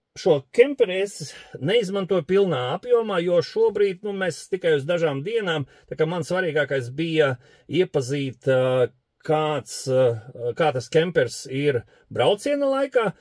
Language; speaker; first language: Latvian; native; Latvian